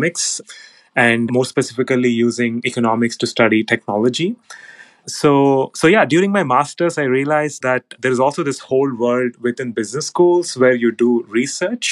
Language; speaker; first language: English; non-native, local second language; Telugu